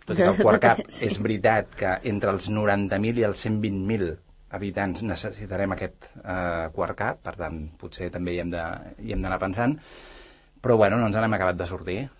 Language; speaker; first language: Catalan; native; Catalan